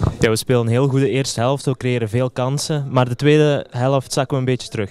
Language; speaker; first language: Dutch; native; Dutch